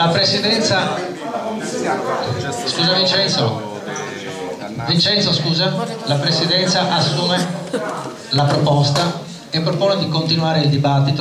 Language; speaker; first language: Italian; native; Italian